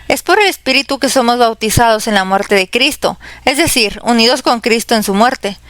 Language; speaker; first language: Spanish; native; Spanish